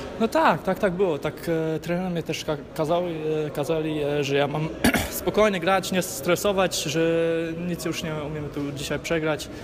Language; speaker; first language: Polish; early bilingual, heritage; German